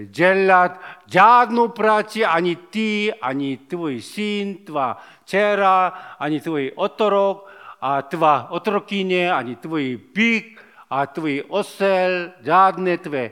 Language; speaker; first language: Czech; non-native, learner; Korean